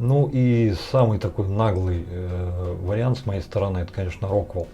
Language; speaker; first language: Russian; native; Russian